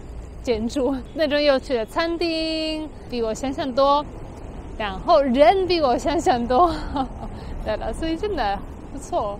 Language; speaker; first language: Chinese; non-native, fluent; Polish